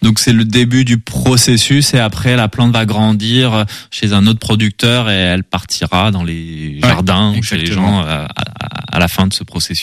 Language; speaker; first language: French; native; French